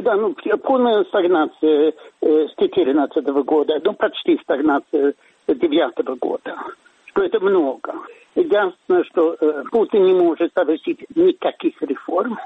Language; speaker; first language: Russian; non-native, fluent; Swedish